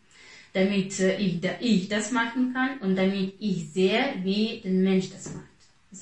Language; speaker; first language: German; non-native, fluent; Russian